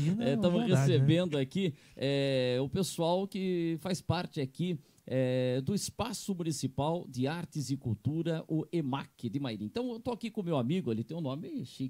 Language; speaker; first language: Portuguese; native; Portuguese